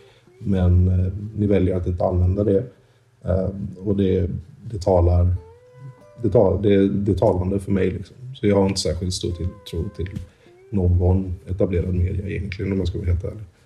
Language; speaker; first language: Swedish; native; Swedish